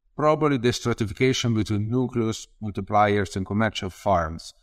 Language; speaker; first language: English; non-native, fluent; Italian